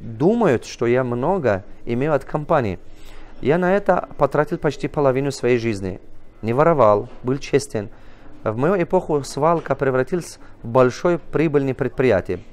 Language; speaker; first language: Russian; non-native, local second language; Tajik